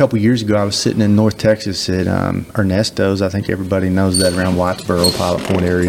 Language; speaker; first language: English; native; English